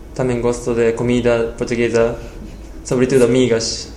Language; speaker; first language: Portuguese; non-native, learner; Japanese